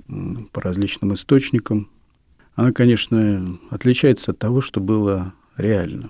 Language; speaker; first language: Russian; native; Russian